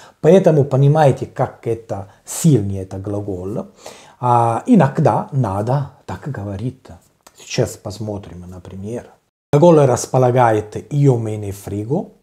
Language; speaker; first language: Russian; non-native, learner; Italian